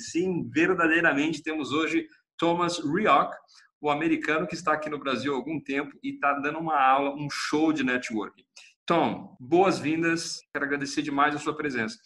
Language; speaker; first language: Portuguese; native; Portuguese